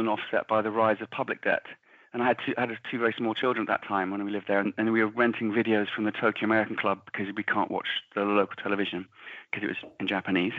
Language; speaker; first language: English; native; English